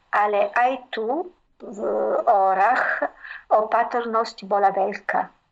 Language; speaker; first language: Slovak; non-native, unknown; Italian